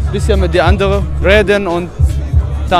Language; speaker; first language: German; non-native, learner; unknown